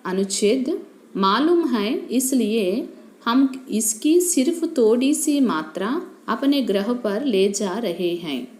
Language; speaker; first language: Hindi; non-native, local second language; Telugu